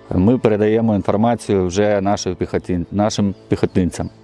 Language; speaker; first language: Ukrainian; non-native, local second language; Russian